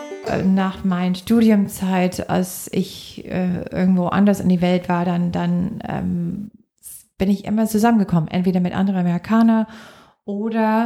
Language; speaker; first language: German; non-native, fluent; English